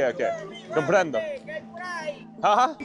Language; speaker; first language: Spanish; non-native, learner; English